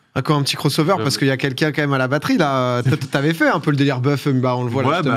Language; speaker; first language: French; native; French